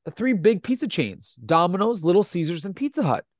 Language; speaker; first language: English; non-native, fluent; Italian